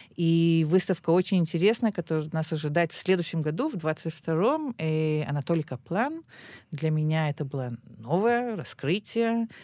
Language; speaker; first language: Russian; early bilingual, heritage; Russian